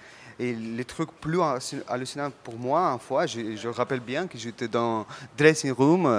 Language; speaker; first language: French; non-native, learner; Russian